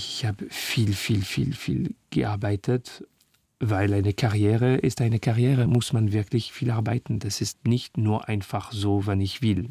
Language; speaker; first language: German; non-native, learner; French